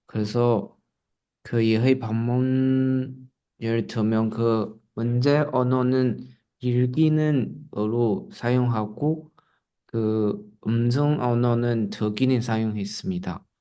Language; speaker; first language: Korean; non-native, learner; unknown